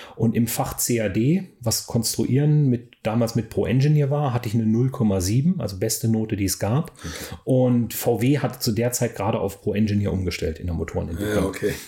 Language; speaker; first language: German; native; German